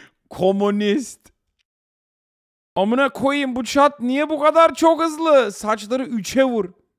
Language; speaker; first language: Turkish; early bilingual, other home language; English